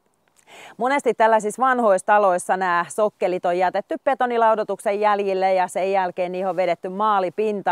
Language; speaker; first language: Finnish; native; Finnish